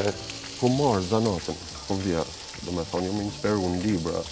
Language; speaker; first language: Albanian; early bilingual, heritage; Albanian